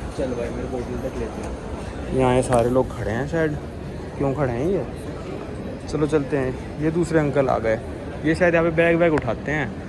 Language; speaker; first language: Hindi; native; Hindi